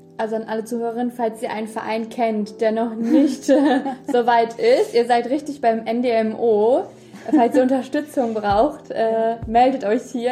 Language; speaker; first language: German; early bilingual, other home language; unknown